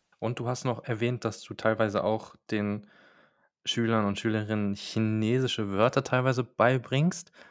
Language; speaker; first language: German; native; German